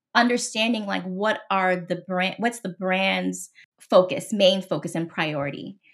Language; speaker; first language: English; native; English